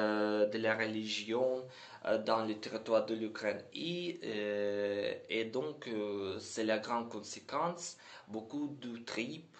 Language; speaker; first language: French; non-native, learner; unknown